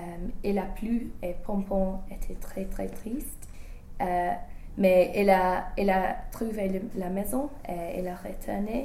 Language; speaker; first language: French; non-native, learner; English